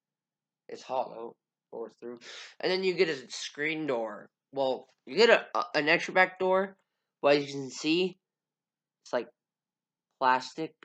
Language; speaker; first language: English; native; English